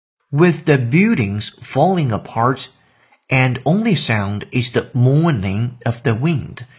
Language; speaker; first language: English; non-native, fluent; Chinese